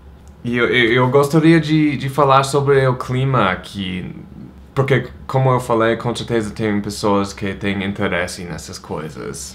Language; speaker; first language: Portuguese; non-native, fluent; English